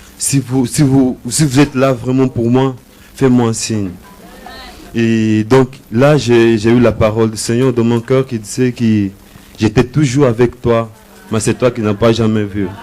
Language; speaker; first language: French; non-native, learner; Portuguese